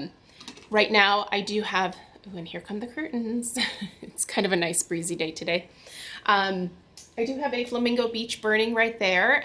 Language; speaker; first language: English; native; English